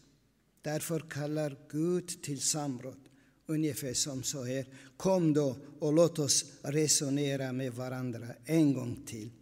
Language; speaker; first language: Swedish; non-native, fluent; Aramaic